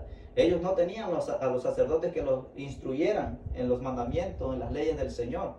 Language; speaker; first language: Spanish; native; Spanish